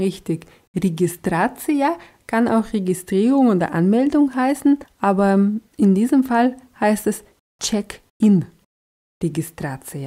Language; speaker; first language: German; non-native, fluent; Russian